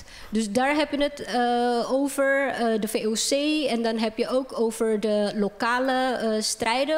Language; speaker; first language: Dutch; non-native, fluent; Indonesian